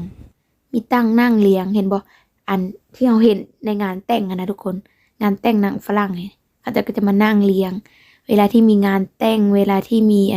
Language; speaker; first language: Thai; non-native, local second language; Lao